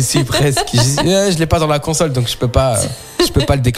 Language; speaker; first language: French; native; French